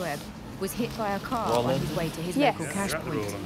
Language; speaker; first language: English; native; English